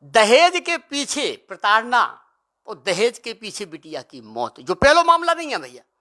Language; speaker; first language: Hindi; native; Hindi